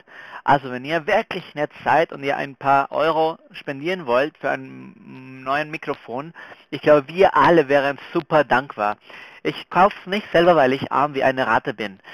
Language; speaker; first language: German; non-native, fluent; Spanish